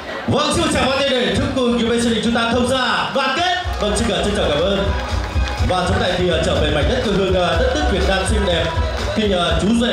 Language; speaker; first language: Vietnamese; native; Vietnamese